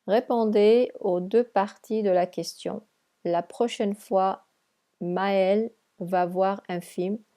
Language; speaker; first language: French; non-native, fluent; English